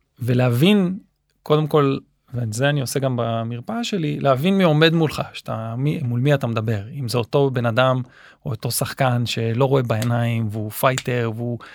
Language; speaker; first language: Hebrew; native; Hebrew